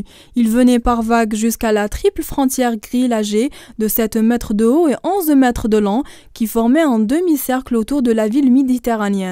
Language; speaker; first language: French; non-native, local second language; Arabic